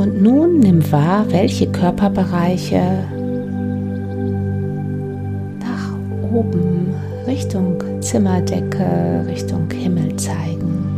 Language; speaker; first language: German; native; German